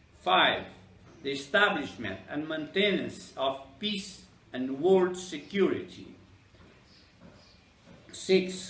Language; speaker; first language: English; non-native, fluent; Portuguese